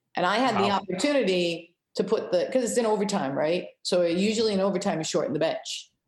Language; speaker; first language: English; native; English